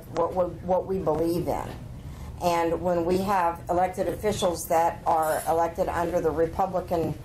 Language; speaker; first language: English; native; English